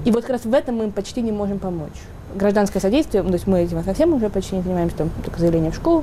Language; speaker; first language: Russian; native; Russian